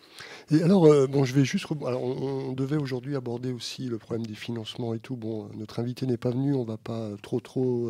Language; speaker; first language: French; native; French